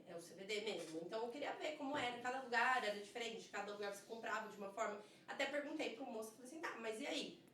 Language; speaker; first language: Portuguese; early bilingual, heritage; Portuguese